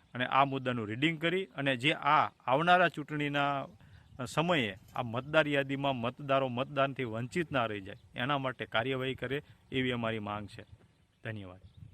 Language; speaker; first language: Gujarati; native; Gujarati